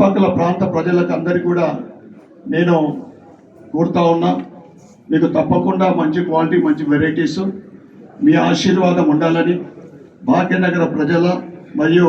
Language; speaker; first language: Telugu; native; Telugu